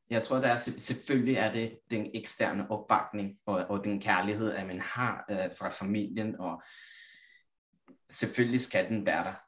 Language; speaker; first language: Danish; non-native, fluent; Italian